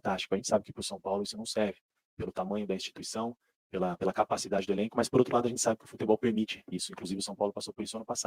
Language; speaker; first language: Portuguese; native; Portuguese